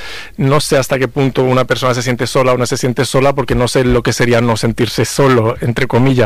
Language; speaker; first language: Spanish; native; Spanish